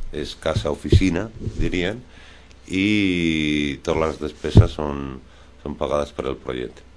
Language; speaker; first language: Catalan; non-native, local second language; Spanish